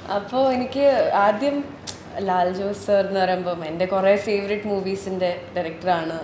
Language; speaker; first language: Malayalam; early bilingual, heritage; Malayalam